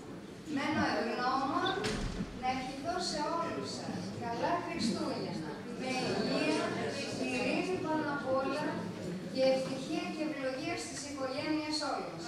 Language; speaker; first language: Greek; native; Greek